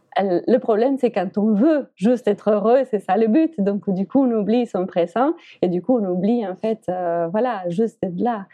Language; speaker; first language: French; non-native, fluent; Spanish